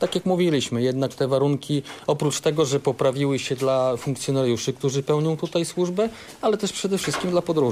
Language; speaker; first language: Polish; native; Polish